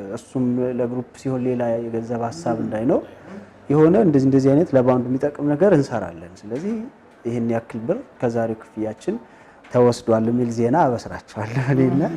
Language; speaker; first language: Amharic; native; Amharic